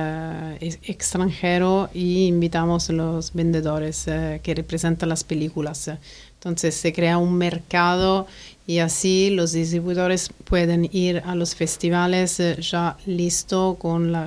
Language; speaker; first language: Spanish; non-native, fluent; Italian